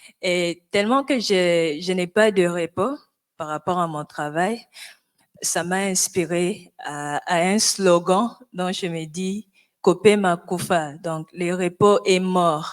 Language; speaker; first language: French; non-native, local second language; Lingala